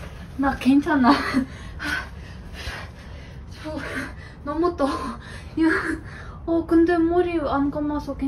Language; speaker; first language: Korean; non-native, learner; Ukrainian